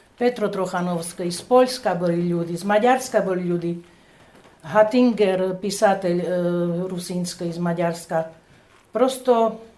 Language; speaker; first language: Slovak; non-native, local second language; Rusyn